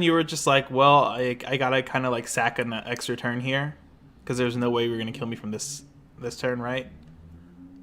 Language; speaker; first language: English; native; English